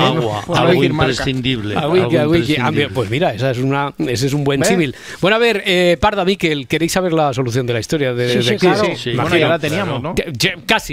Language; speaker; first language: Spanish; native; Spanish